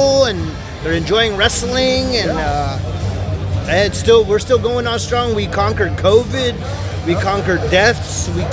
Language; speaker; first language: English; native; English